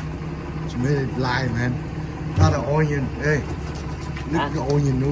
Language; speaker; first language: English; non-native, learner; Vietnamese